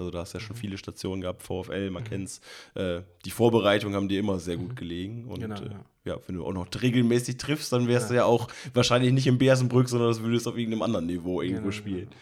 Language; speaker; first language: German; native; German